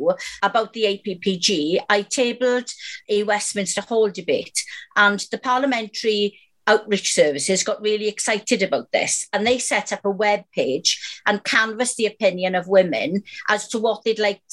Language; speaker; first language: English; native; English